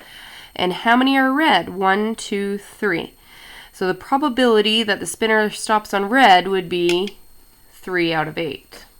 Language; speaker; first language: English; native; English